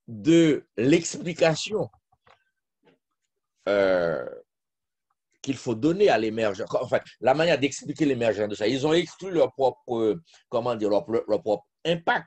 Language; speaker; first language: French; non-native, local second language; Haitian Creole